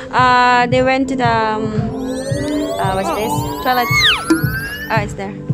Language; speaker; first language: English; non-native, local second language; Filipino